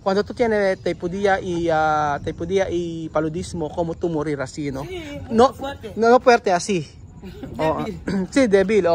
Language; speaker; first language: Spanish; non-native, learner; Filipino